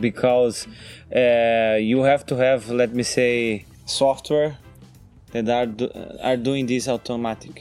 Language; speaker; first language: English; non-native, fluent; Portuguese